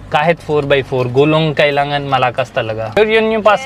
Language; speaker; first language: Filipino; non-native, learner; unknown